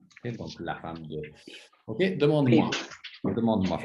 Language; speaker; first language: French; non-native, fluent; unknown